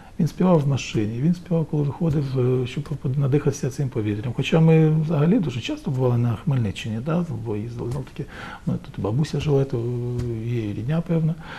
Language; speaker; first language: Ukrainian; native; Ukrainian